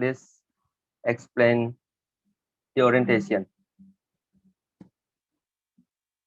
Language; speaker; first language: English; non-native, learner; Indonesian